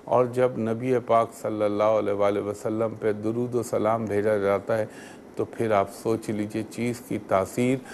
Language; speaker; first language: Urdu; native; Urdu